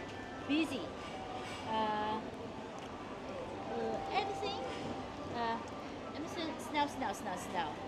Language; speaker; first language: English; non-native, learner; Chinese